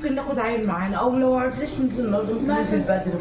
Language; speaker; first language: Arabic; native; Arabic